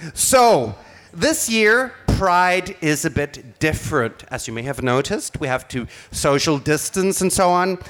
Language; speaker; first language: English; non-native, fluent; Danish